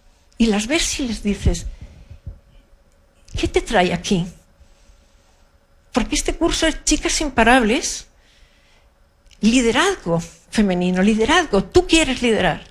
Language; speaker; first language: Spanish; native; Spanish